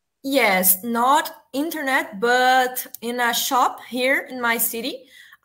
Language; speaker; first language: English; non-native, learner; Portuguese